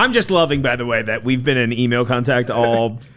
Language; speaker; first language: English; native; English